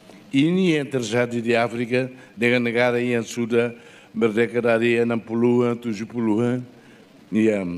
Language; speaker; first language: Indonesian; non-native, fluent; Portuguese